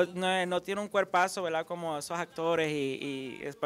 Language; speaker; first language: Spanish; native; Spanish